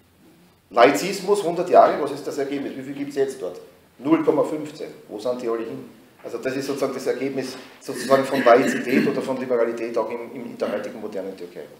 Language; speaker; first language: German; native; German